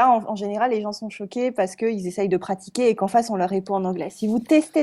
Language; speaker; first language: French; native; French